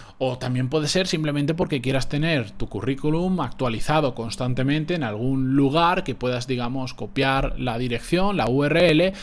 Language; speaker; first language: Spanish; native; Spanish